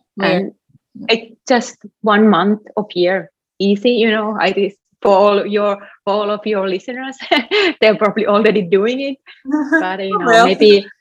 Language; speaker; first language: English; non-native, fluent; Finnish